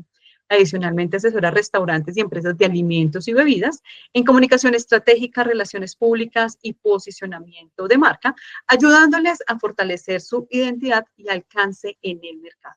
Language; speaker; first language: Spanish; native; Spanish